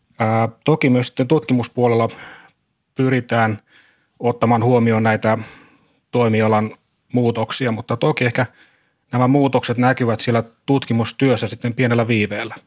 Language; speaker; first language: Finnish; native; Finnish